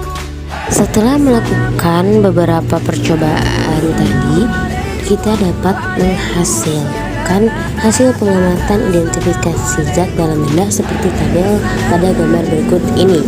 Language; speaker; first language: Indonesian; native; Indonesian